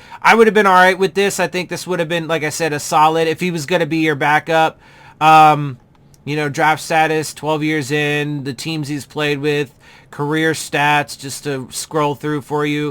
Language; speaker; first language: English; native; English